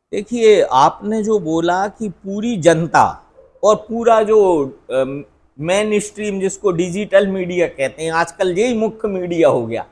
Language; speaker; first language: Hindi; native; Hindi